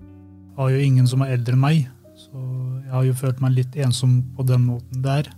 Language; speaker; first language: Norwegian; early bilingual, other home language; Albanian